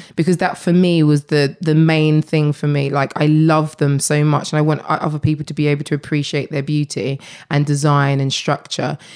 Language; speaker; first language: English; native; English